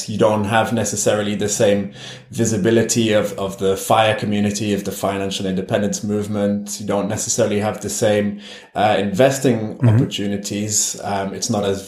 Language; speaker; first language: English; native; English